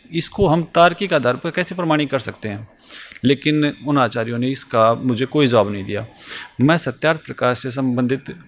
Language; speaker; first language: Hindi; native; Hindi